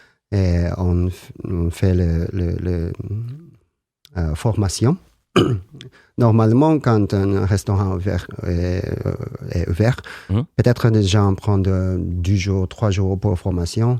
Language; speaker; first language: French; non-native, learner; Japanese